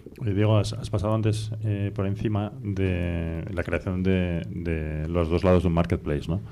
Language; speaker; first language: Spanish; native; Spanish